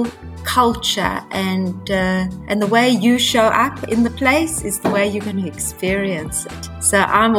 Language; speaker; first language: English; native; English